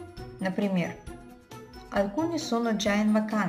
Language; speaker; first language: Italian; non-native, fluent; Russian